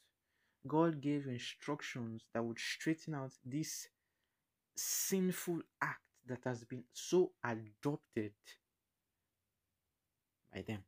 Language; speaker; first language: English; non-native, local second language; Yoruba